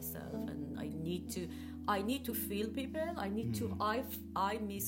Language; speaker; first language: English; non-native, fluent; Persian